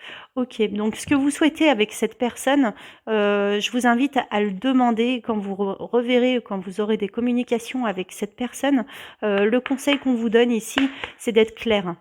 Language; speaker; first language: French; native; French